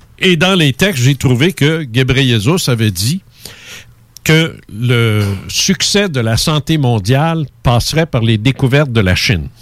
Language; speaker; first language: French; early bilingual, other home language; Spanish